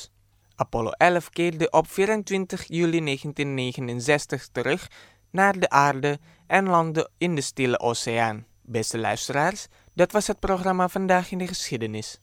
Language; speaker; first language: Dutch; non-native, fluent; Indonesian